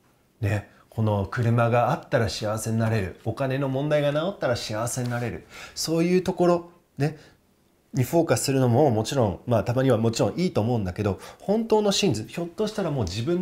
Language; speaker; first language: Japanese; non-native, fluent; English